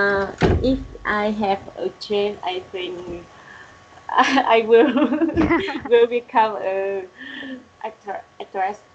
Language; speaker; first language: English; non-native, learner; Vietnamese